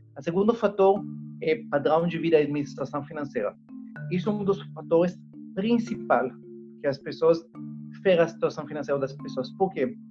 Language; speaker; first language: Portuguese; non-native, fluent; Hebrew